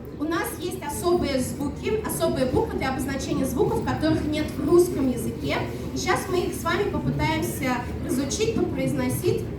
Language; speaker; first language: Russian; non-native, local second language; Udmurt